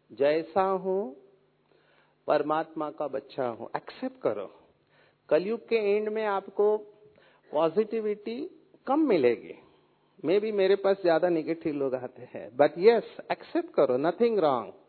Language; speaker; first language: Hindi; non-native, local second language; Marathi